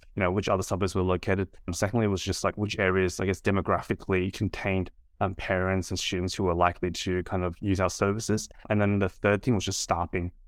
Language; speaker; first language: English; native; English